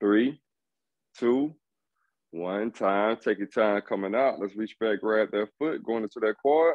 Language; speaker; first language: English; native; English